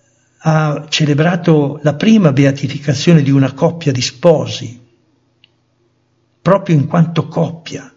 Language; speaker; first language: Italian; native; Italian